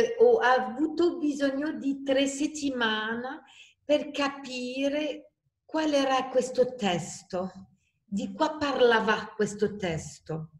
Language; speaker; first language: Italian; non-native, fluent; French